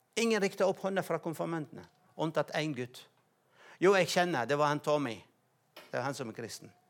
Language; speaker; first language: Norwegian; non-native, fluent; Arabic